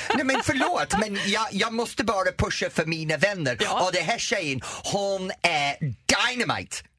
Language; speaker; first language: Swedish; non-native, fluent; English